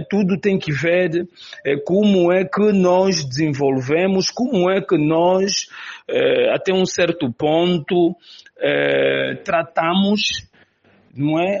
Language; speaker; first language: Portuguese; native; Portuguese